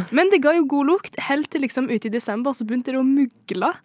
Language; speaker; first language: Norwegian; native; Norwegian